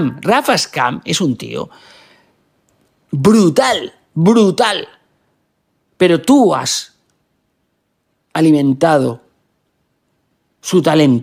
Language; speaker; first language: Spanish; native; Spanish